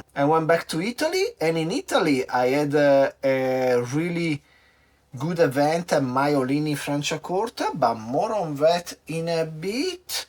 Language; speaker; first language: English; non-native, fluent; Italian